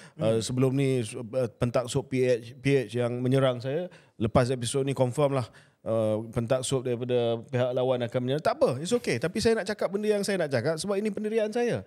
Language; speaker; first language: Malay; native; Malay